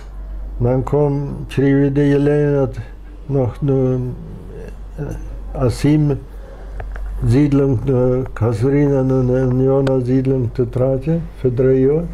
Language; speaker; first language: German; non-native, local second language; Plautdietsch